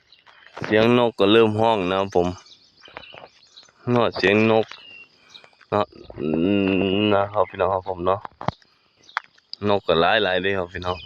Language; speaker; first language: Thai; non-native, local second language; Northeastern Thai